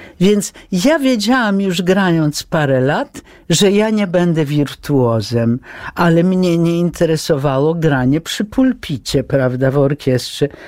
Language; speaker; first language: Polish; early bilingual, heritage; Polish